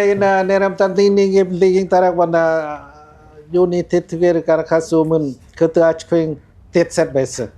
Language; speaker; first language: Mongolian; non-native, learner; Lao